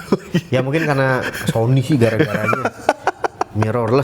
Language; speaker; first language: Indonesian; native; Indonesian